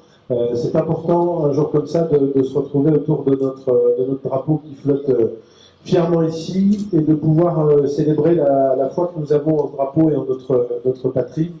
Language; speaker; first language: French; native; French